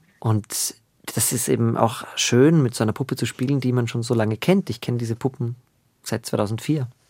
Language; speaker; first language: German; native; German